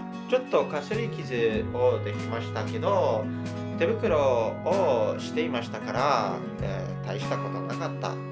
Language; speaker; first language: Japanese; non-native, learner; English